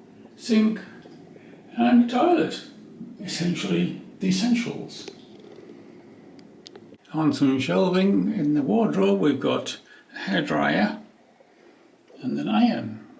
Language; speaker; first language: English; native; English